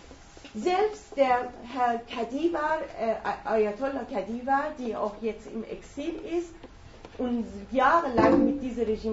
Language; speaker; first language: German; non-native, fluent; Persian